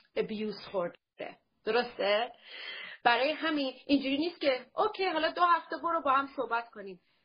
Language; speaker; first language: Persian; early bilingual, heritage; Persian